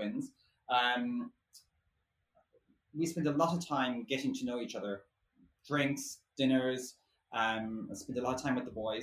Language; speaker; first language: English; native; English